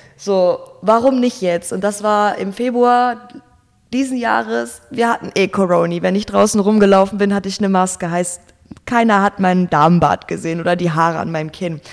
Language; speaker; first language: German; native; German